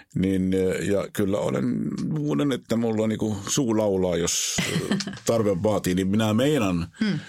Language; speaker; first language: Finnish; non-native, fluent; Hebrew